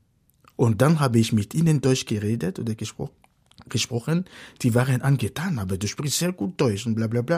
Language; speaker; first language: German; non-native, fluent; Fon